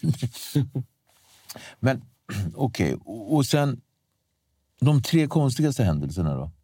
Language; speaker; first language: Swedish; native; Swedish